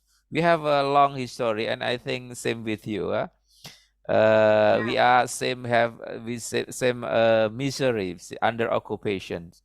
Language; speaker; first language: English; non-native, learner; Indonesian